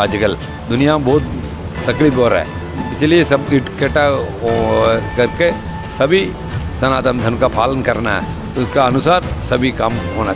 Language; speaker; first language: Hindi; non-native, local second language; Tamil